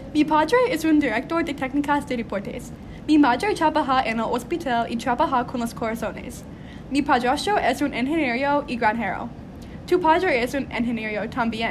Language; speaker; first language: Spanish; non-native, learner; English